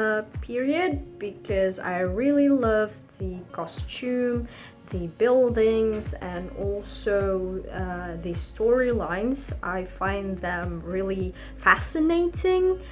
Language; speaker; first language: English; non-native, fluent; Indonesian